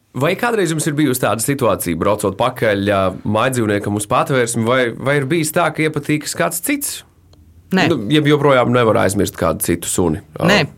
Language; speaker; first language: Latvian; native; Latvian